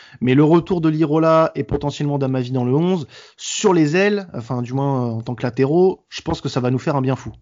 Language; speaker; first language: French; native; French